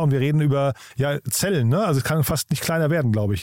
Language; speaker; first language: German; native; German